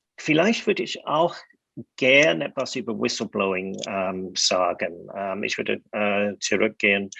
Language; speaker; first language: German; non-native, fluent; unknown